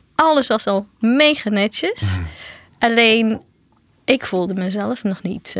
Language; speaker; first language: Dutch; non-native, fluent; Portuguese